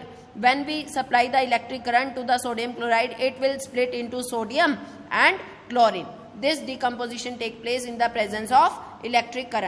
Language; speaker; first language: English; non-native, local second language; Hindi